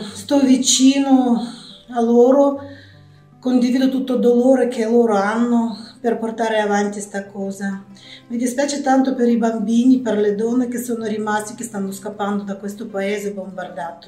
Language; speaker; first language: Italian; non-native, fluent; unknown